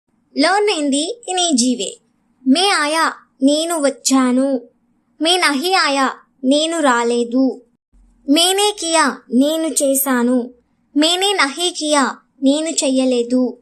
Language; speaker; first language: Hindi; non-native, local second language; Telugu